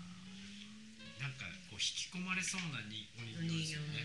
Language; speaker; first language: Japanese; native; Japanese